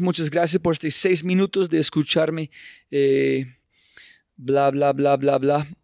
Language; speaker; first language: Spanish; non-native, fluent; English